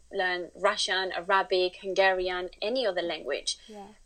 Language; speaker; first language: English; non-native, fluent; Spanish